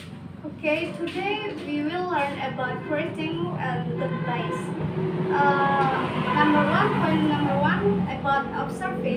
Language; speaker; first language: English; non-native, learner; Indonesian